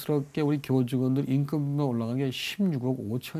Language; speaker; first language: Korean; native; Korean